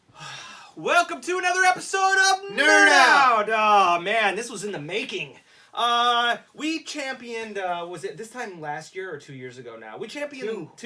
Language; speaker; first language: English; native; English